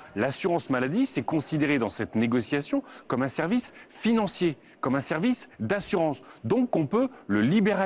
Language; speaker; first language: French; native; French